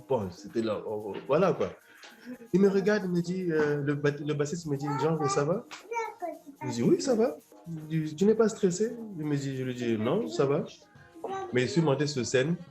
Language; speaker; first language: French; non-native, local second language; Lingala